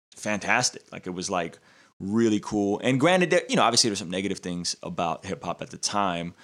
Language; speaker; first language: English; early bilingual, other home language; Russian